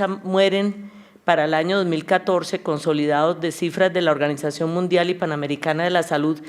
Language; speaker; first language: Spanish; native; Spanish